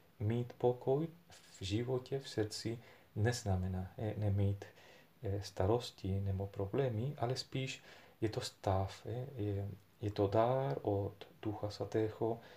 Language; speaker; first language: Czech; non-native, fluent; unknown